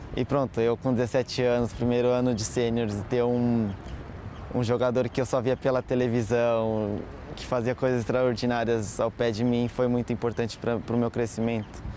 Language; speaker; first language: Portuguese; native; Portuguese